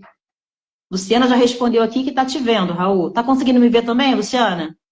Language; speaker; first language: Portuguese; native; Portuguese